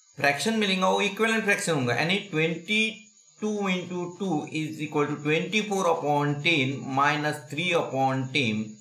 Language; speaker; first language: Hindi; non-native, local second language; Marathi